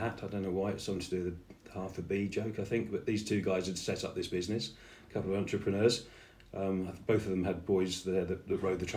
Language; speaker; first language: English; native; English